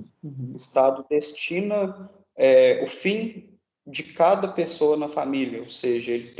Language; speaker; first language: Portuguese; native; Portuguese